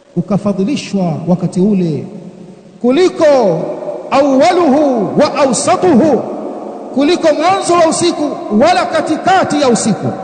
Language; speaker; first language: Swahili; native; Swahili